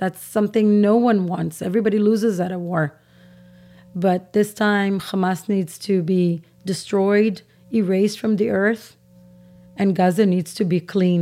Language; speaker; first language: English; non-native, fluent; Persian